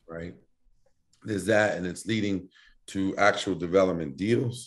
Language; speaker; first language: English; native; English